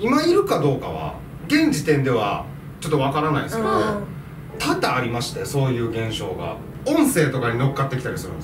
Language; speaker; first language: Japanese; native; Japanese